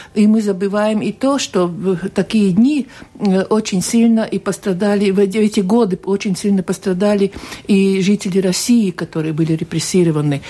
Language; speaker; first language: Russian; non-native, local second language; Latvian